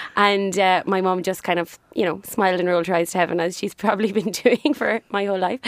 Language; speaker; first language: English; native; English